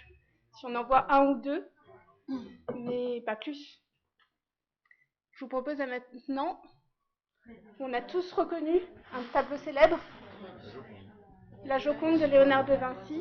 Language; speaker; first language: French; native; French